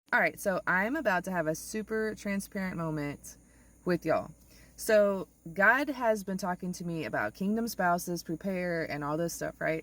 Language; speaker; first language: English; native; English